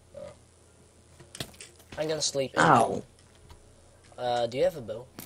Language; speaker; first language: English; non-native, fluent; Dutch